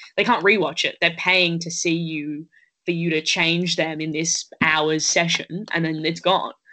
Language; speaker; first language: English; native; English